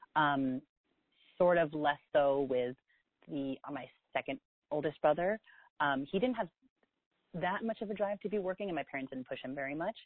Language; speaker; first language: English; native; English